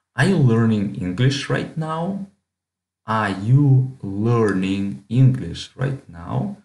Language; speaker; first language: English; non-native, fluent; Russian